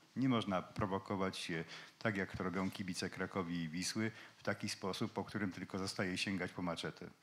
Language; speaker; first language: Polish; native; Polish